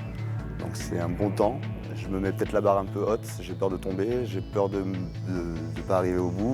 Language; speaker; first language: French; native; French